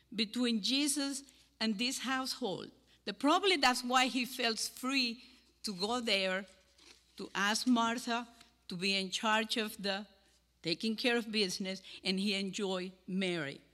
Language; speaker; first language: English; non-native, fluent; Spanish